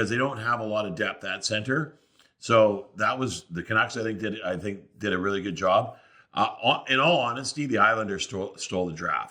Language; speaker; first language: English; native; English